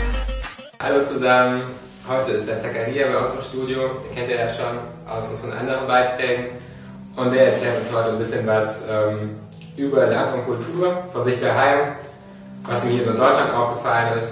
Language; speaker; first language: German; native; German